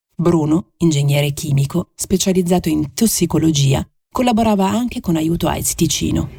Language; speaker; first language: Italian; native; Italian